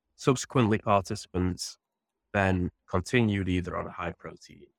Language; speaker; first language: English; native; English